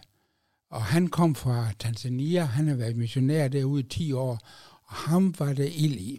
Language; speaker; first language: Danish; native; Danish